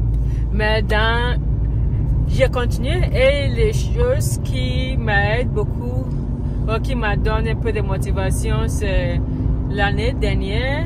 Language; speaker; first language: French; non-native, learner; English